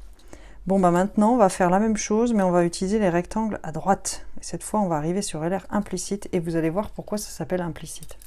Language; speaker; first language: French; native; French